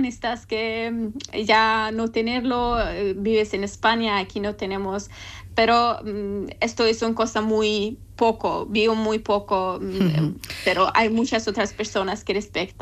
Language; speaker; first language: Spanish; non-native, learner; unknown